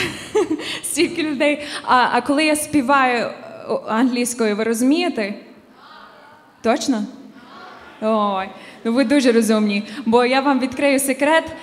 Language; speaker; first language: Ukrainian; non-native, fluent; English